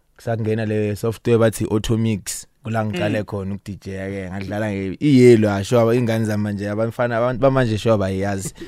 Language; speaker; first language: Zulu; native; Zulu